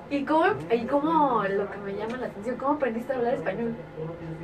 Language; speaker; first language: Spanish; native; Spanish